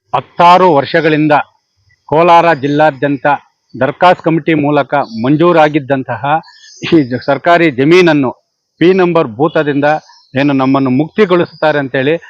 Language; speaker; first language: Kannada; native; Kannada